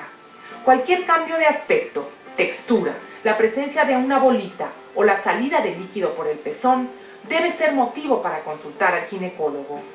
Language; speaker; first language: Spanish; native; Spanish